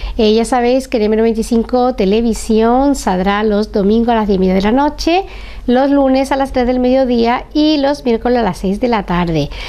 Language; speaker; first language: Spanish; native; Spanish